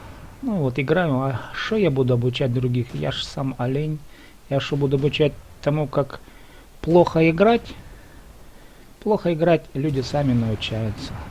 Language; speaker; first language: Russian; native; Russian